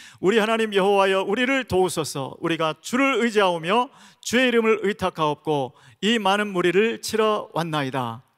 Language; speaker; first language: Korean; native; Korean